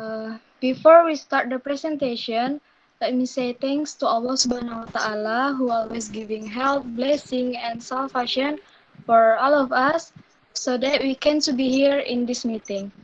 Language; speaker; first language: English; non-native, learner; Indonesian